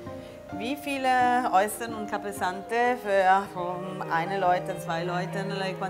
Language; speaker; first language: German; non-native, learner; Italian